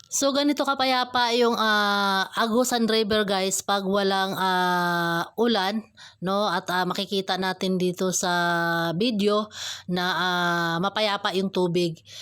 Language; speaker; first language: Filipino; non-native, local second language; Cebuano